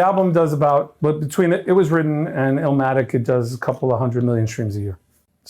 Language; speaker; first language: English; native; English